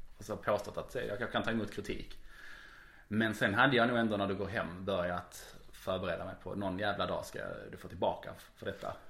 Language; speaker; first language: Swedish; native; Swedish